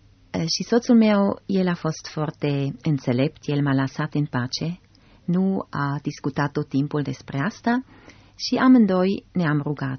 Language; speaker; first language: Romanian; non-native, fluent; German